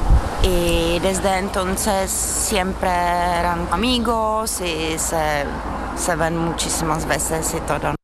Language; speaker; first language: Spanish; non-native, fluent; Czech